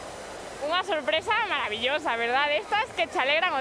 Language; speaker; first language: Galician; native; Galician